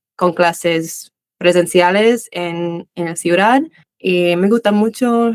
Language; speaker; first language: Spanish; non-native, fluent; English